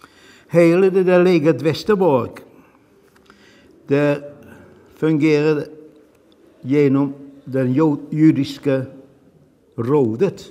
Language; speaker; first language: Swedish; non-native, fluent; Dutch